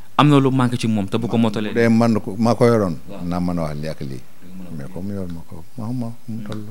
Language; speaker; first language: Wolof; non-native, local second language; Jola-Fonyi